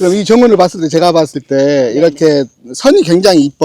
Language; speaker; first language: Korean; native; Korean